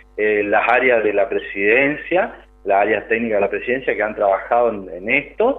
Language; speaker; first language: Spanish; native; Spanish